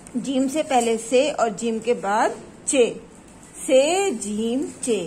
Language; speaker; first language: Hindi; native; Hindi